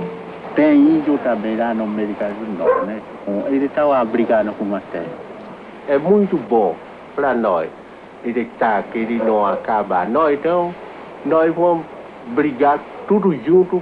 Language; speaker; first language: Portuguese; non-native, local second language; Kayapó